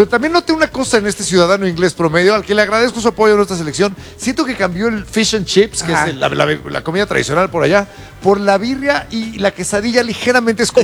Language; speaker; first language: Spanish; native; Spanish